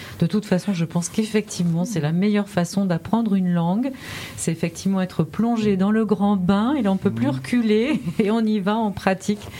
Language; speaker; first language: French; native; French